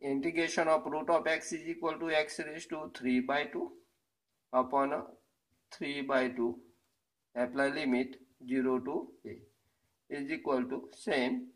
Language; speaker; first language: English; non-native, local second language; Gujarati